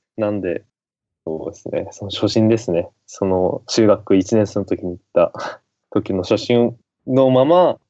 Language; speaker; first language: Japanese; native; Japanese